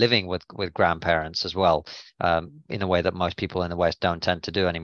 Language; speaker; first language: English; non-native, fluent; Russian